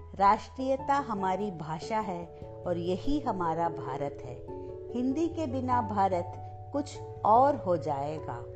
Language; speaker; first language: Hindi; non-native, local second language; Kannada